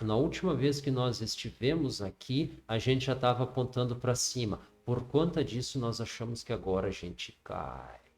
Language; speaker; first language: Portuguese; native; Portuguese